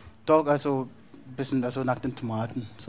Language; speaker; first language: German; non-native, fluent; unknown